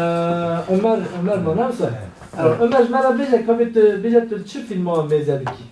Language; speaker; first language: French; non-native, fluent; Kurdish